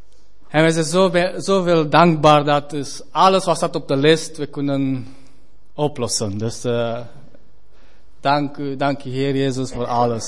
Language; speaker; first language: Dutch; non-native, fluent; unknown